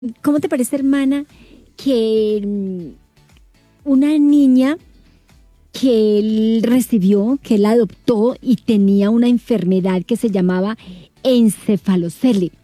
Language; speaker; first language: Spanish; native; Spanish